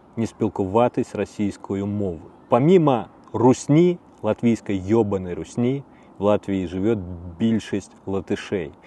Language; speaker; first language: Ukrainian; non-native, learner; Russian